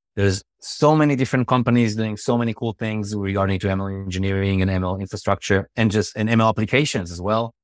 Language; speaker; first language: English; non-native, fluent; Hebrew